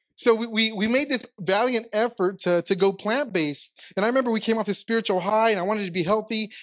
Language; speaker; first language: English; native; English